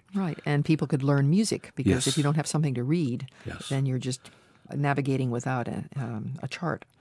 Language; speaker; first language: English; native; English